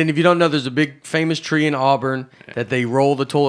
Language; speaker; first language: English; native; English